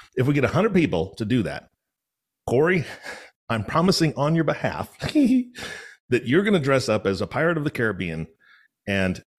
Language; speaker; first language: English; native; English